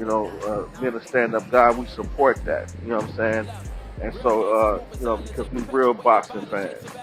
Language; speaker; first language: English; native; English